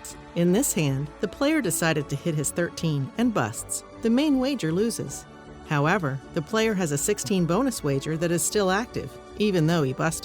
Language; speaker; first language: English; native; English